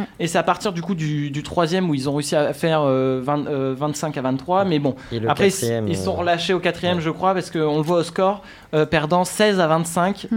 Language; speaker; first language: French; native; French